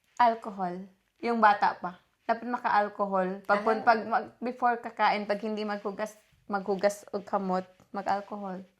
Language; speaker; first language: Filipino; non-native, local second language; Cebuano